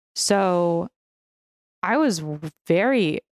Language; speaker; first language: English; early bilingual, other home language; Russian